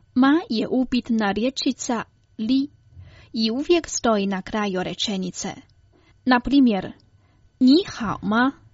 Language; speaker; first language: Croatian; non-native, fluent; Chinese